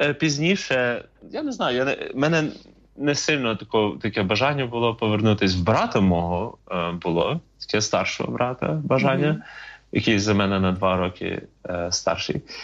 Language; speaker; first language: Ukrainian; early bilingual, other home language; English